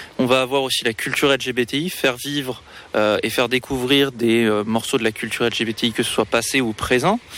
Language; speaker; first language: French; native; French